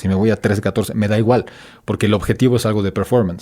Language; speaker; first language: Spanish; native; Spanish